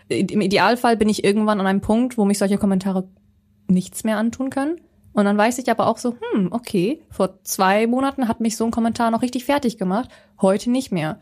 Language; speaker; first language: German; early bilingual, other home language; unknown